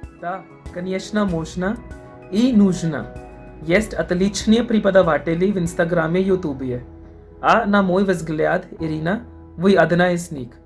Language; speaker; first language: Russian; non-native, fluent; Hindi